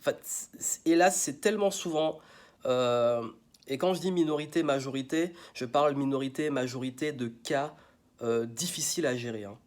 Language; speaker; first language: French; native; French